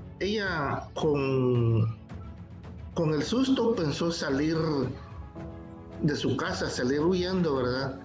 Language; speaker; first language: Spanish; native; Spanish